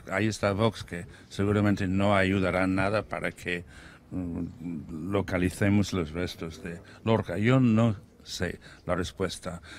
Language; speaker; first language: Spanish; non-native, fluent; English